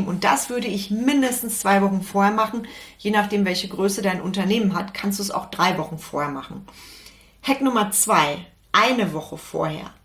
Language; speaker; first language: German; native; German